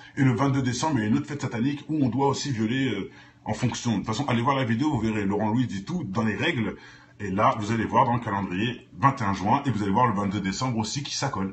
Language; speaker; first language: French; native; French